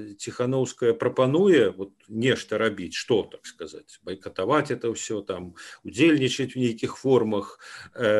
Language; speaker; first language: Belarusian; non-native, local second language; Russian